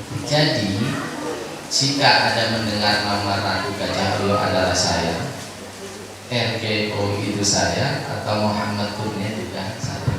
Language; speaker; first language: Indonesian; non-native, local second language; Javanese